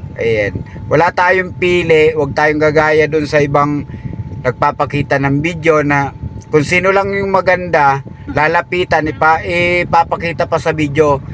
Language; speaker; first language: Filipino; non-native, local second language; Bikol